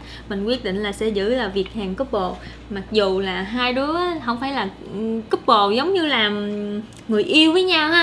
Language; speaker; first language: Vietnamese; native; Vietnamese